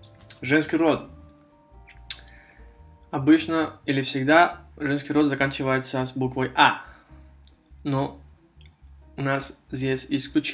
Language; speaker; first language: Russian; non-native, fluent; Spanish